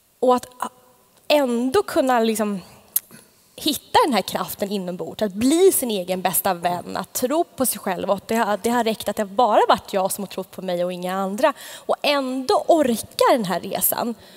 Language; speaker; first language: Swedish; native; Swedish